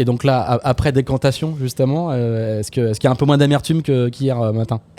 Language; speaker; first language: French; native; French